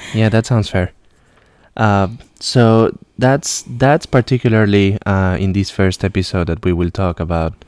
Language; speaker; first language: English; non-native, fluent; Spanish